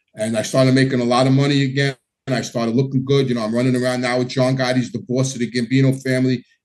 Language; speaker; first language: English; native; English